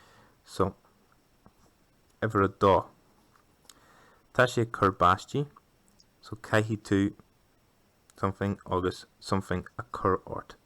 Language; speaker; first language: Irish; non-native, local second language; English